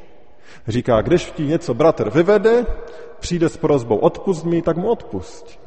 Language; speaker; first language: Czech; native; Czech